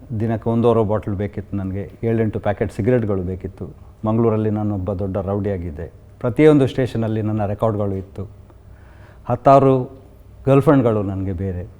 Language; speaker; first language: Kannada; non-native, local second language; Konkani